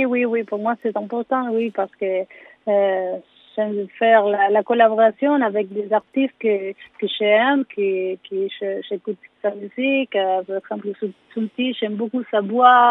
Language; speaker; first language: French; non-native, learner; Spanish